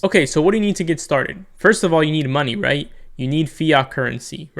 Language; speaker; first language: English; native; English